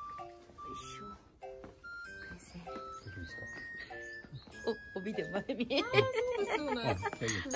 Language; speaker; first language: Japanese; native; Japanese